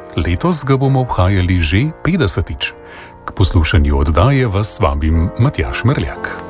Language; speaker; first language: Slovenian; native; Slovenian